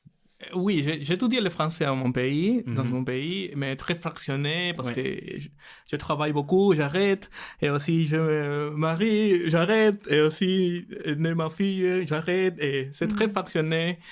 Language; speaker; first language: French; non-native, learner; Spanish